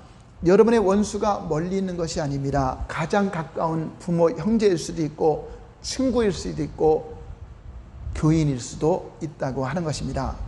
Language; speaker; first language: Korean; native; Korean